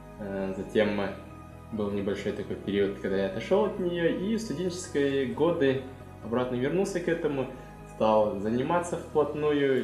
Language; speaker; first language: Russian; native; Russian